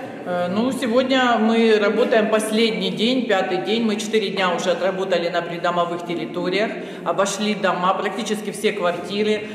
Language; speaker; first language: Russian; native; Russian